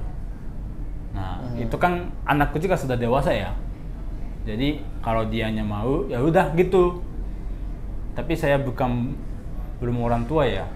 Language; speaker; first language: Indonesian; non-native, fluent; Japanese